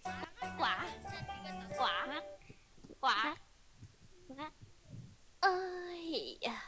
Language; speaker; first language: Chinese; non-native, learner; Mongolian